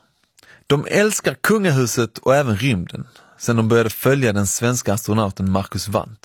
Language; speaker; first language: Swedish; early bilingual, other home language; Persian